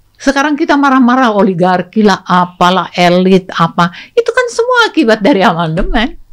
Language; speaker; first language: Indonesian; native; Indonesian